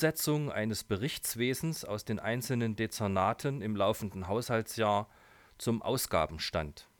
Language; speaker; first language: German; native; German